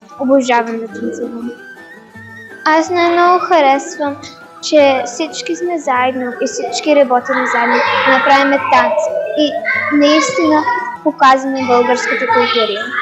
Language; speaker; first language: Bulgarian; early bilingual, heritage; English